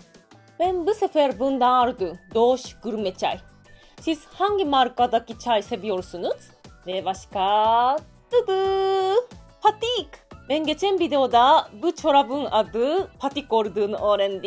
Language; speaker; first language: Turkish; non-native, learner; Japanese